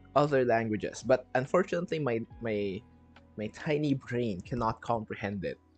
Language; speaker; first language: English; non-native, local second language; Filipino